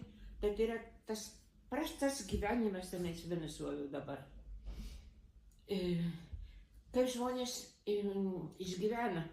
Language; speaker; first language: Lithuanian; early bilingual, heritage; Lithuanian